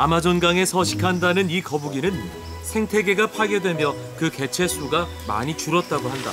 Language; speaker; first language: Korean; native; Korean